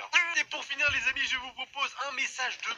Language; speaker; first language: French; native; French